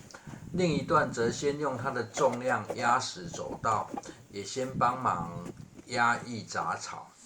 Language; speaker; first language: Chinese; native; Chinese